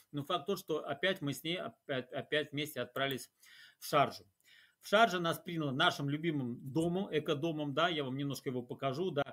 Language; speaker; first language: Russian; native; Russian